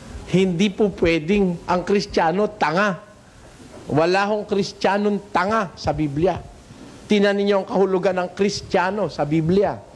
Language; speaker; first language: Filipino; native; Filipino